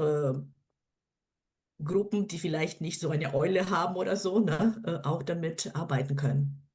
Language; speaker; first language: German; non-native, fluent; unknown